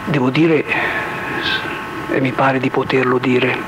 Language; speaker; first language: Italian; native; Italian